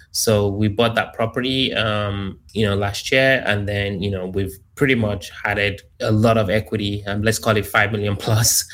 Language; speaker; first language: English; non-native, local second language; Yoruba